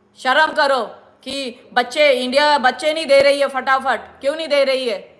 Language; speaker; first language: Hindi; non-native, local second language; Marathi